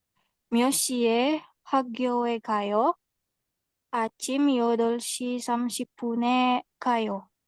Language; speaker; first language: Korean; non-native, learner; Indonesian